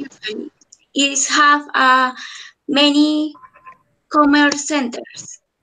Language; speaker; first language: English; non-native, learner; Spanish